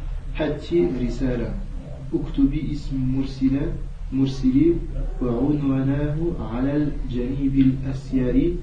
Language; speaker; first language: Arabic; non-native, learner; French